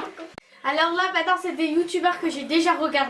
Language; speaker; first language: French; native; French